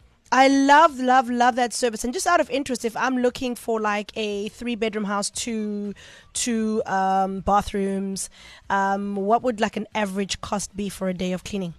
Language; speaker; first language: English; native; English